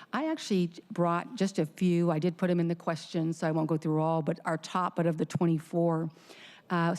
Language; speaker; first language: English; native; English